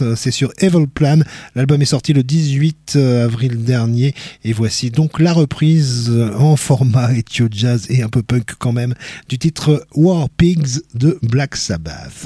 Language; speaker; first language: French; native; French